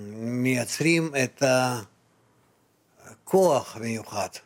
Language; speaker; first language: Hebrew; non-native, fluent; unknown